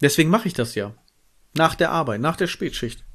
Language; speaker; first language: German; native; German